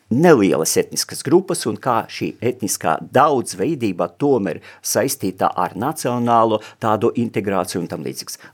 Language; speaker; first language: Latvian; non-native, local second language; Russian